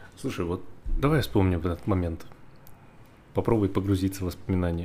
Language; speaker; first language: Russian; native; Russian